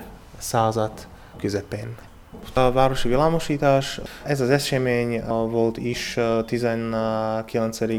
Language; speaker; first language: Hungarian; non-native, learner; Slovak